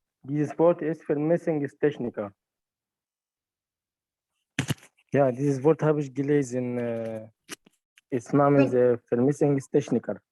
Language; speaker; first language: German; non-native, fluent; Arabic